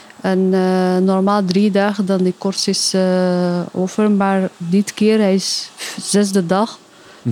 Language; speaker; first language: Dutch; non-native, learner; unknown